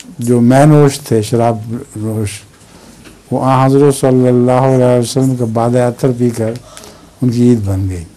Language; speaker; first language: Urdu; native; Urdu